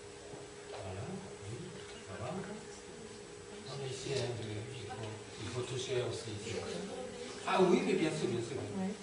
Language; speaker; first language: French; non-native, fluent; Turkish